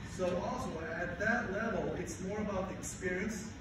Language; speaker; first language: English; non-native, fluent; Spanish